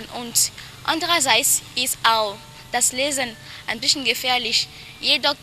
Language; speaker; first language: German; non-native, learner; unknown